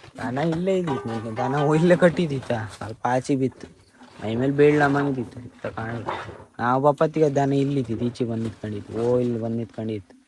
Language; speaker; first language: Kannada; native; Kannada